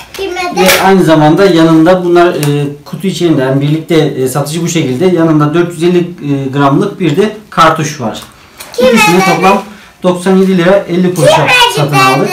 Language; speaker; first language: Turkish; native; Turkish